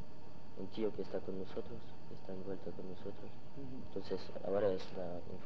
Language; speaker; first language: Spanish; non-native, learner; French